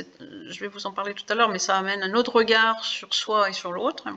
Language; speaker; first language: French; native; French